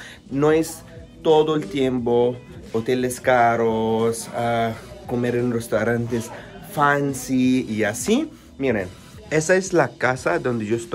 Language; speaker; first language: Spanish; non-native, fluent; Arabic